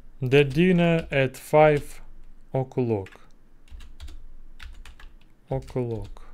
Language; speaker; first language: English; non-native, learner; Russian